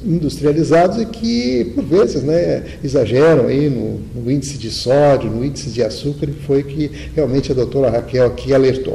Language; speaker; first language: Portuguese; native; Portuguese